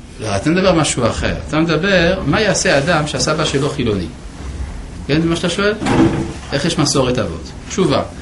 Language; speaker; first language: Hebrew; non-native, fluent; French